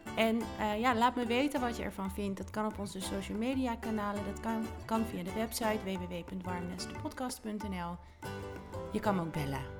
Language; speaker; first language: Dutch; native; Dutch